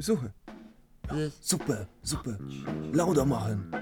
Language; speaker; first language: German; non-native, learner; Polish